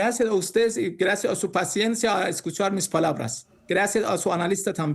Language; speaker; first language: Spanish; non-native, learner; Persian